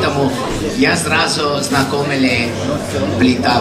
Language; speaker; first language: Russian; non-native, learner; Italian